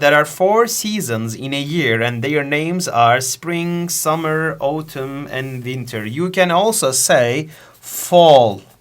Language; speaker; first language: English; non-native, fluent; Turkish